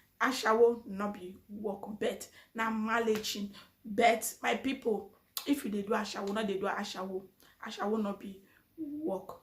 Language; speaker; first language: Nigerian Pidgin; native; Nigerian Pidgin